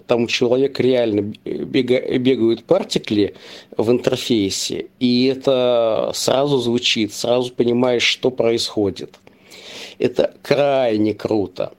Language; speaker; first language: Russian; native; Russian